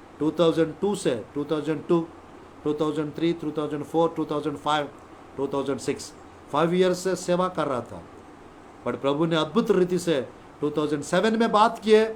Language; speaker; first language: Hindi; non-native, local second language; Telugu